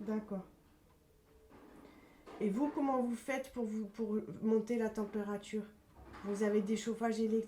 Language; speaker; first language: French; native; French